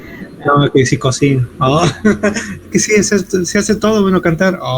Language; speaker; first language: Spanish; native; Spanish